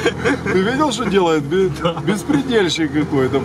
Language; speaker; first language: Russian; native; Russian